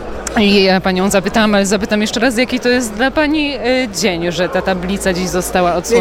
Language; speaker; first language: Polish; native; Polish